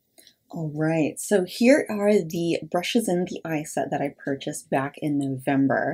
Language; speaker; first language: English; native; English